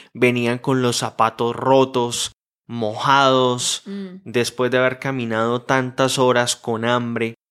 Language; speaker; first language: Spanish; native; Spanish